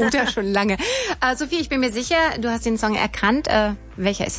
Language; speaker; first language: German; native; German